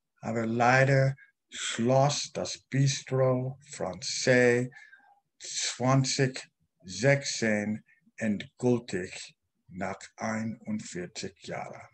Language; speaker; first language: German; non-native, learner; English